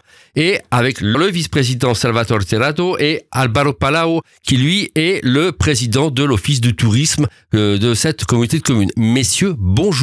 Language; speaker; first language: French; native; French